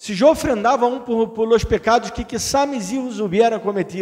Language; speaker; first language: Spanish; non-native, fluent; Portuguese